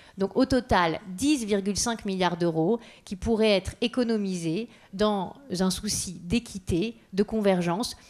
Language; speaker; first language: French; native; French